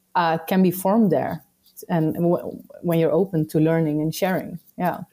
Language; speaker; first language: English; non-native, fluent; Dutch